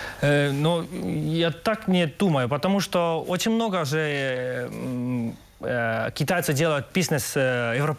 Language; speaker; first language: Russian; non-native, local second language; Estonian